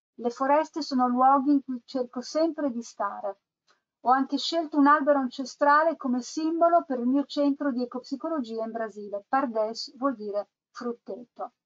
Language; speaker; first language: Italian; native; Italian